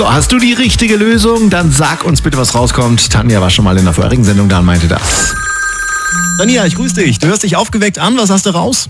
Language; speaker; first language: German; native; German